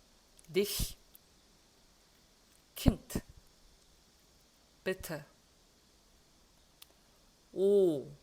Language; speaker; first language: German; non-native, fluent; Korean